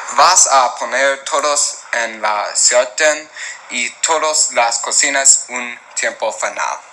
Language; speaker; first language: Spanish; non-native, learner; English